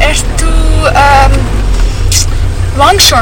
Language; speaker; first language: Icelandic; non-native, learner; English